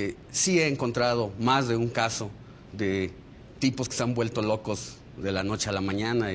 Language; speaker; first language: Spanish; native; Spanish